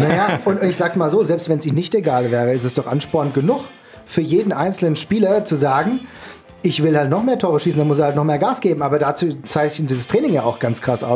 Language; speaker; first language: German; native; German